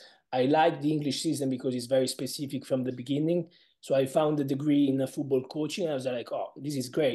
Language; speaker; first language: English; non-native, fluent; Italian